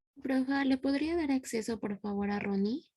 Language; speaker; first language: Spanish; native; Spanish